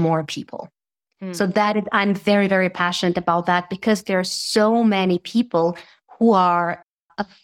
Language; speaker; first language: English; non-native, fluent; Serbian